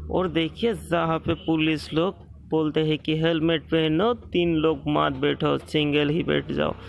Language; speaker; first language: Hindi; non-native, local second language; Bangla